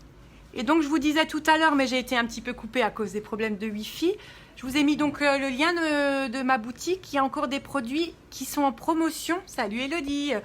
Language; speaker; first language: French; native; French